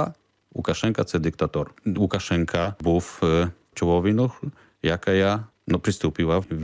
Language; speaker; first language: Ukrainian; non-native, learner; Polish